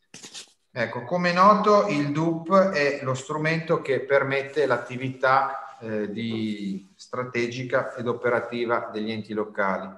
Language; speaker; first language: Italian; native; Italian